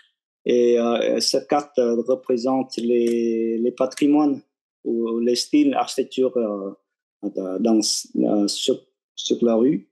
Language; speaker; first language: French; non-native, fluent; Vietnamese